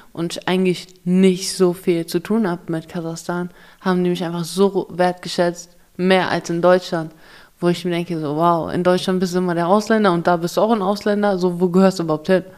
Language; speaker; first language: German; early bilingual, other home language; Russian